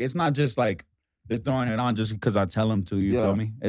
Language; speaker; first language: English; early bilingual, other home language; Spanish